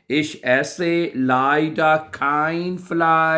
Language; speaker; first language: German; non-native, learner; Urdu